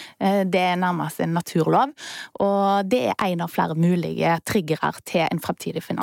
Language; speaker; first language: Norwegian; native; Norwegian